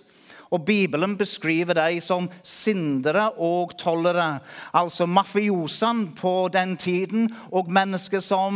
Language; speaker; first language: Norwegian; non-native, fluent; English